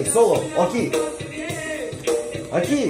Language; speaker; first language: Spanish; non-native, learner; Russian